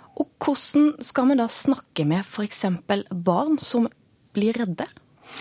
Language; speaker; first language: Norwegian; native; Norwegian